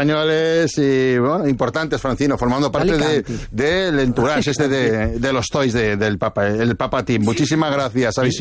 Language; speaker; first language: Spanish; native; Spanish